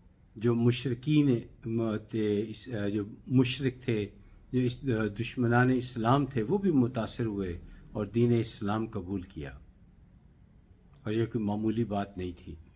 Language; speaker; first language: Urdu; native; Urdu